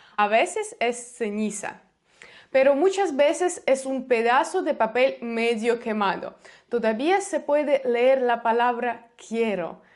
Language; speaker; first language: Spanish; non-native, fluent; Russian